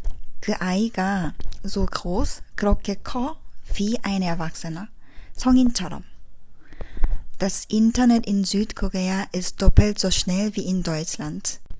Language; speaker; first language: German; non-native, fluent; Korean